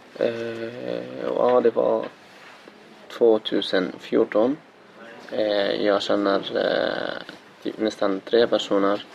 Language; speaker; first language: Swedish; non-native, learner; Arabic